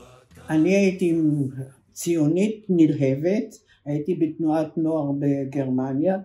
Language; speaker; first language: Hebrew; early bilingual, other home language; German